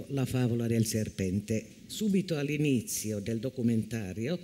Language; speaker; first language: Italian; non-native, fluent; Finnish